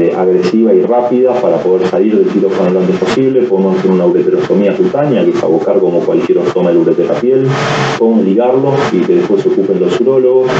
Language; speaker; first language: Spanish; native; Spanish